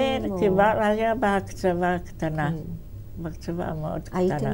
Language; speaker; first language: Hebrew; non-native, fluent; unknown